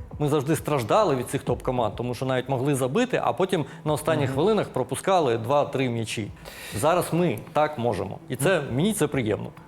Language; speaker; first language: Ukrainian; native; Ukrainian